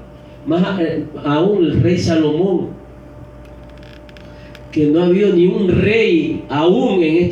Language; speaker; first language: Spanish; native; Spanish